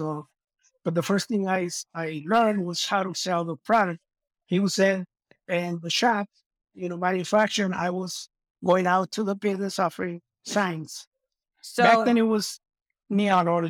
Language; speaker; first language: English; non-native, fluent; Spanish